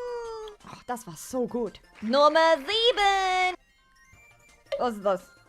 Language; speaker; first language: German; non-native, learner; English